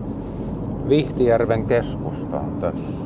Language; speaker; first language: Finnish; native; Finnish